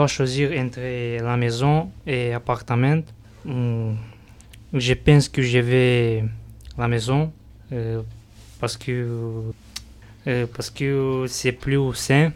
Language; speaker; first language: French; non-native, learner; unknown